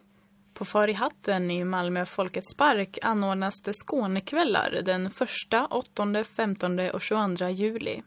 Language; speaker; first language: Swedish; native; Swedish